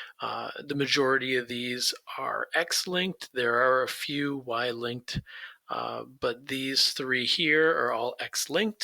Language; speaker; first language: English; native; English